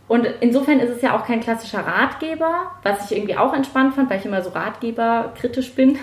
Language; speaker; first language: German; native; German